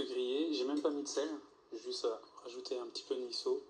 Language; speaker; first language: French; native; French